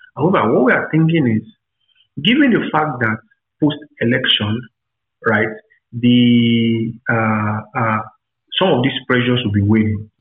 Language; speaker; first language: English; non-native, local second language; Yoruba